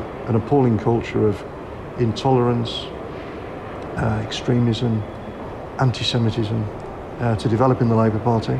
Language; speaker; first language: English; native; English